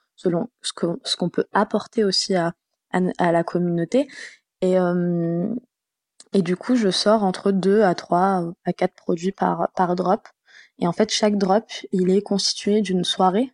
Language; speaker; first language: French; native; French